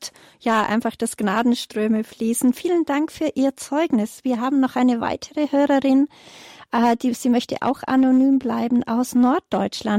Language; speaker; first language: German; native; German